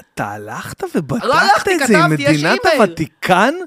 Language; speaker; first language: Hebrew; early bilingual, other home language; Arabic